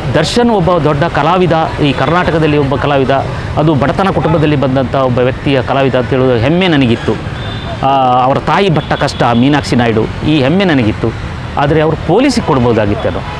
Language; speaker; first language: Kannada; native; Kannada